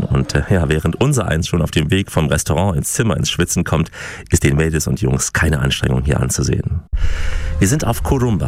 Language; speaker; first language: German; native; German